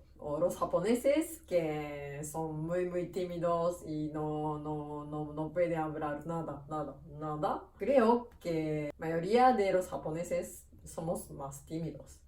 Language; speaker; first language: Spanish; non-native, fluent; Japanese